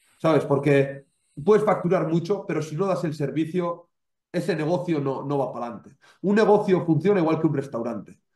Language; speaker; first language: Spanish; native; Spanish